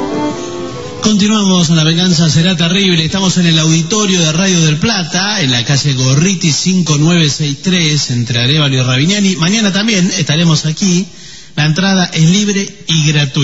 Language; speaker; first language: Spanish; native; Spanish